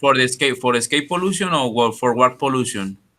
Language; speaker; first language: English; non-native, learner; Spanish